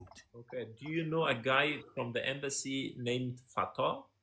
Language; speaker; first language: English; non-native, fluent; Persian